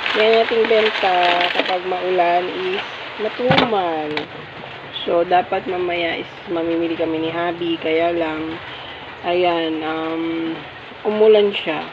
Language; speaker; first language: Filipino; native; Filipino